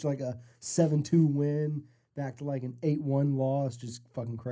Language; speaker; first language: English; native; English